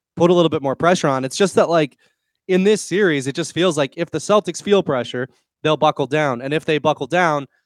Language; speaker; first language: English; native; English